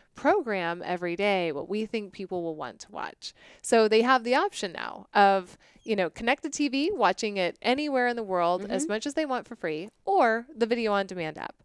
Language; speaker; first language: English; native; English